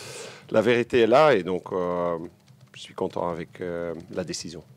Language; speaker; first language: French; non-native, local second language; Dutch